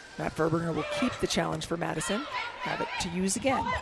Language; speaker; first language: English; native; English